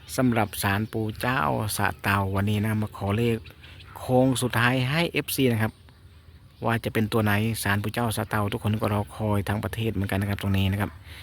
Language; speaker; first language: Thai; native; Thai